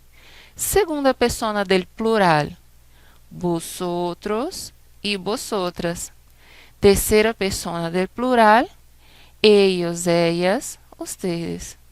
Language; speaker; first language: Spanish; non-native, fluent; Portuguese